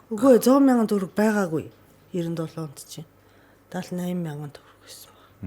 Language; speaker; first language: Mongolian; non-native, fluent; Japanese